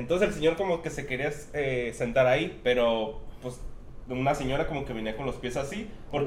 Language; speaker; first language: Spanish; native; Spanish